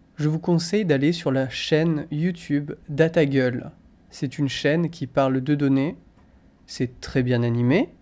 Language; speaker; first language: French; native; French